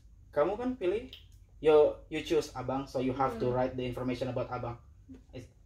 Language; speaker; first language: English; non-native, learner; Indonesian